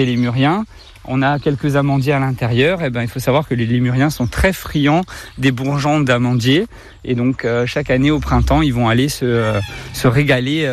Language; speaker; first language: French; native; French